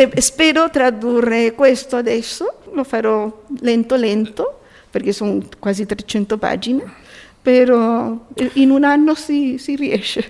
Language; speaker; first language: Italian; non-native, fluent; Spanish